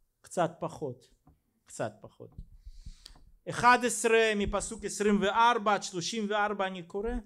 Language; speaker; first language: Hebrew; non-native, fluent; Russian